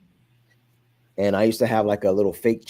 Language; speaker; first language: English; native; English